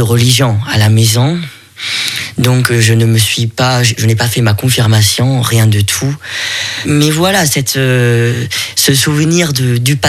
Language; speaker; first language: French; non-native, fluent; German